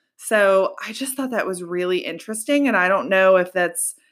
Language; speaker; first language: English; native; English